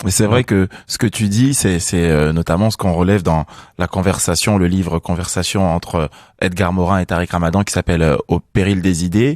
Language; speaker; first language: French; native; French